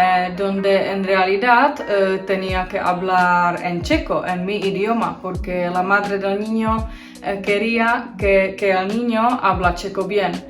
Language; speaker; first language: Spanish; non-native, fluent; Czech